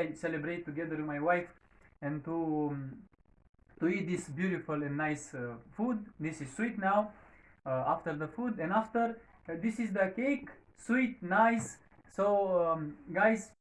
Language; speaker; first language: English; non-native, learner; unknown